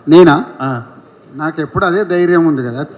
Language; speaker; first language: Telugu; native; Telugu